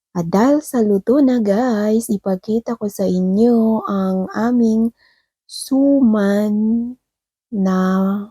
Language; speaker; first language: Filipino; non-native, local second language; Maguindanaon